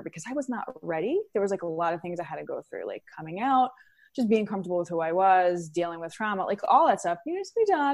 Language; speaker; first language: English; native; English